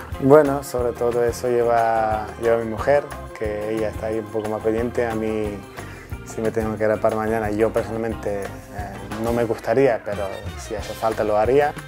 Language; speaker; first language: Spanish; non-native, fluent; Croatian